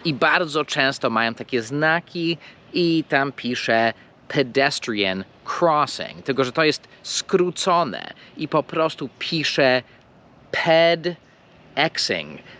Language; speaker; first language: Polish; early bilingual, heritage; English